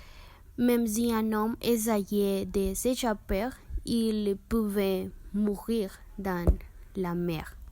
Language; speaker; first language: French; non-native, learner; Spanish